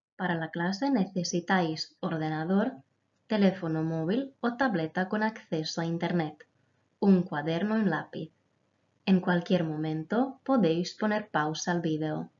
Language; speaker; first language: Spanish; non-native, fluent; Croatian